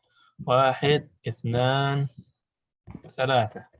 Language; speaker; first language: Arabic; non-native, fluent; Indonesian